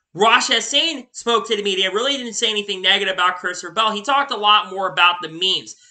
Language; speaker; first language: English; native; English